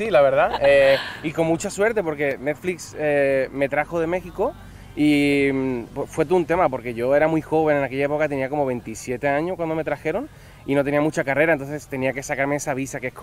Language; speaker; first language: Spanish; native; Spanish